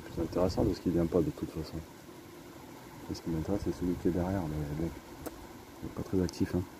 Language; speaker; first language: French; native; French